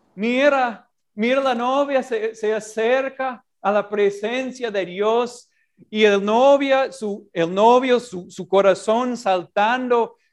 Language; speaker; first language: Spanish; non-native, fluent; English